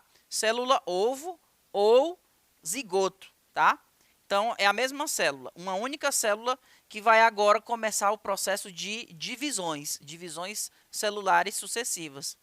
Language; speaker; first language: Portuguese; native; Portuguese